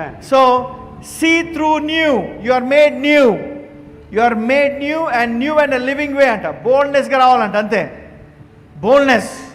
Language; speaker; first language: Telugu; native; Telugu